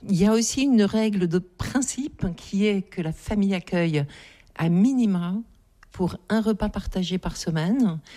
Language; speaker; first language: French; native; French